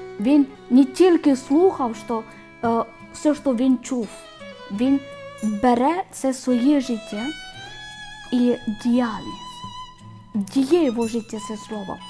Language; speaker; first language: Ukrainian; non-native, learner; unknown